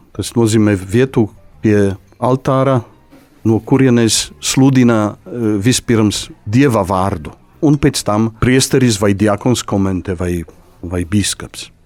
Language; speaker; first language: Latvian; non-native, fluent; Polish